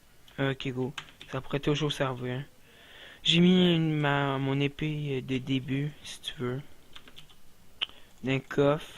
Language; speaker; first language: French; native; French